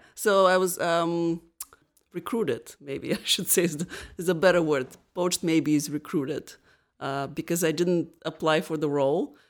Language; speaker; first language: English; non-native, fluent; Bulgarian